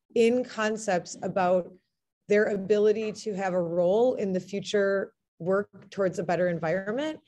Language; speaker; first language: English; native; English